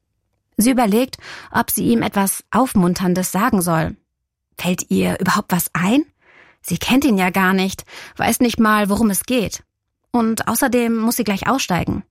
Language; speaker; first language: German; native; German